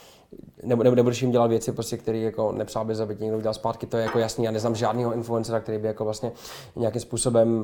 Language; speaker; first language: Czech; native; Czech